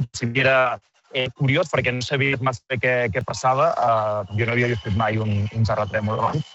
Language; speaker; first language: Catalan; native; Catalan